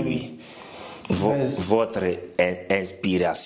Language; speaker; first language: French; non-native, fluent; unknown